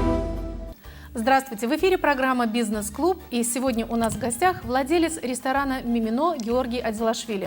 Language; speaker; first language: Russian; native; Russian